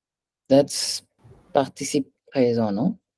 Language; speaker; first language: French; non-native, fluent; Hindi